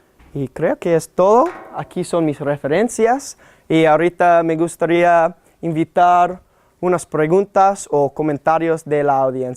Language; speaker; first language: Spanish; non-native, learner; English